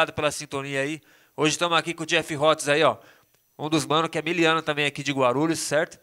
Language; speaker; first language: Portuguese; native; Portuguese